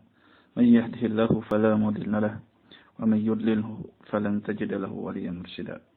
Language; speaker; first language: Arabic; non-native, fluent; Indonesian